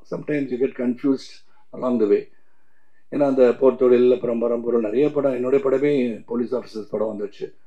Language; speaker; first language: Tamil; native; Tamil